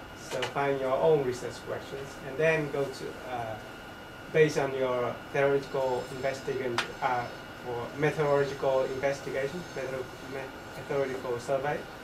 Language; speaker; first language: English; non-native, fluent; Japanese